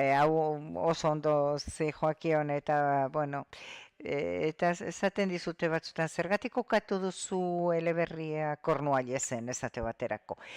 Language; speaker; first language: Basque; non-native, fluent; Polish